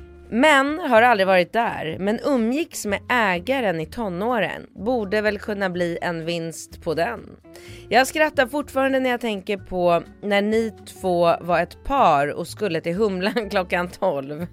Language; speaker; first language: Swedish; native; Swedish